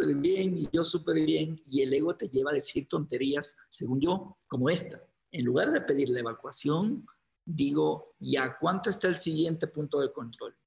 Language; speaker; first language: Spanish; native; Spanish